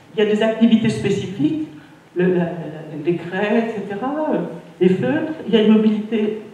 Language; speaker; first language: French; native; French